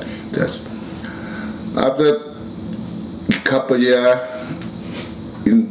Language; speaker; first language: English; non-native, learner; Thai